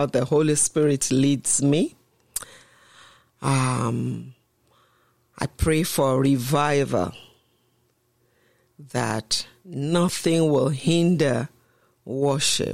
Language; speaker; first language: English; non-native, local second language; Yoruba